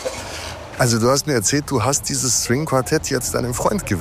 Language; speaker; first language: German; native; German